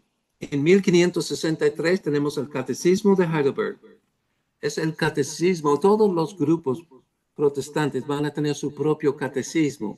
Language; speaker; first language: Spanish; non-native, fluent; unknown